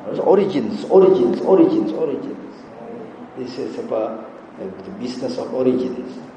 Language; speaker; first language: English; non-native, fluent; Indonesian